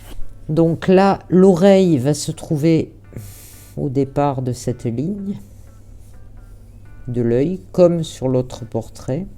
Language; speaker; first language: French; native; French